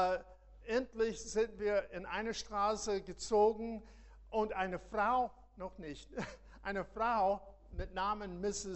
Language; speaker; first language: German; non-native, fluent; English